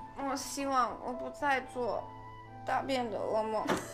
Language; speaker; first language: Chinese; non-native, learner; English